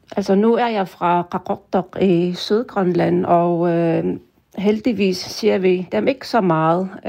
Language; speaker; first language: Danish; non-native, local second language; Kalaallisut